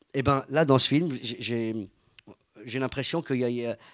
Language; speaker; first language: French; native; French